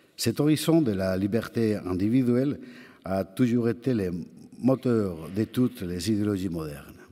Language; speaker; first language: French; non-native, fluent; Spanish